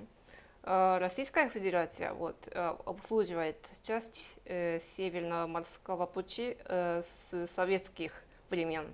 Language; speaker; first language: Russian; non-native, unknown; Japanese